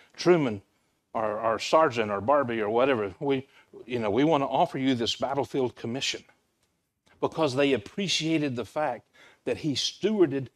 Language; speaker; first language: English; native; English